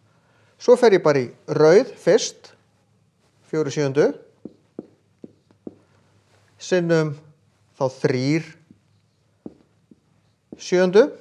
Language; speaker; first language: Icelandic; native; Icelandic